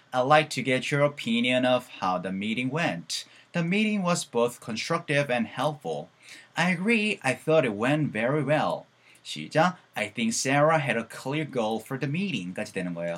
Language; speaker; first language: English; non-native, fluent; Korean